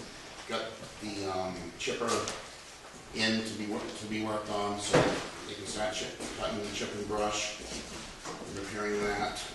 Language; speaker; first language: English; native; English